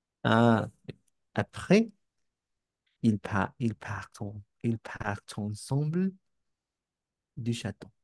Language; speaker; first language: French; non-native, learner; English